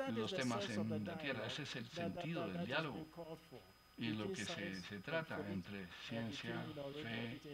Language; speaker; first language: Spanish; non-native, fluent; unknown